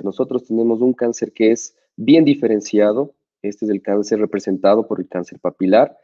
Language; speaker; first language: Spanish; native; Spanish